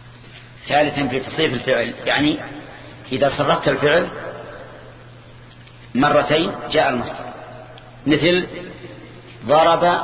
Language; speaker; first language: Arabic; native; Arabic